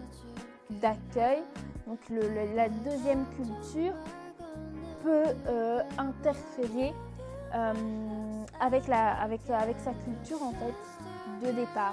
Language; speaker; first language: French; native; French